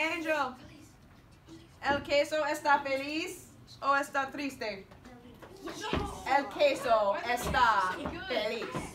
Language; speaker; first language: Spanish; non-native, fluent; English